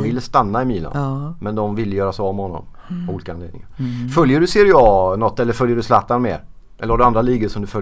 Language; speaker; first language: Swedish; native; Swedish